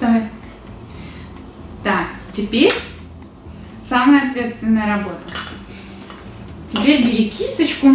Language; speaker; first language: Russian; native; Russian